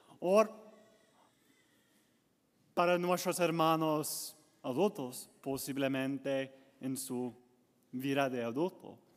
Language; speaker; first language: Spanish; non-native, learner; English